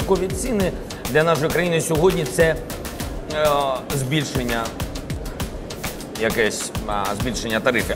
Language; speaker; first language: Ukrainian; non-native, local second language; Russian